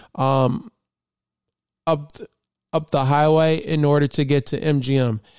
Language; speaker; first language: English; native; English